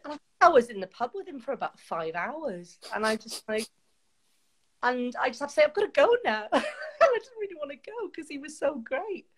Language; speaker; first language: English; native; English